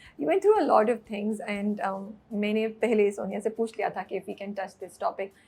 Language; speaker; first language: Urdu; native; Urdu